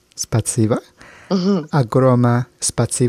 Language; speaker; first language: Russian; non-native, learner; English